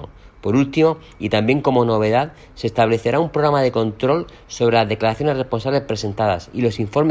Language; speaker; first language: Spanish; native; Spanish